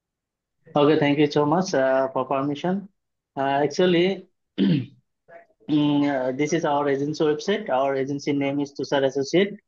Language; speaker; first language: English; non-native, learner; Bangla